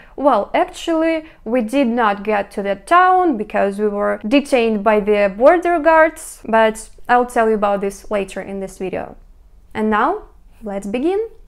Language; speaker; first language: English; non-native, fluent; Russian